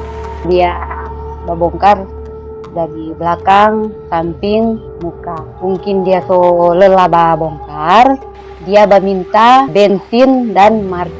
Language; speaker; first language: Indonesian; non-native, local second language; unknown